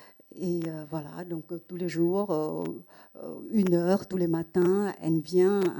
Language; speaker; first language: French; non-native, fluent; Vietnamese